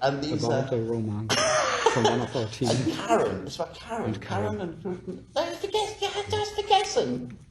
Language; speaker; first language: German; non-native, learner; English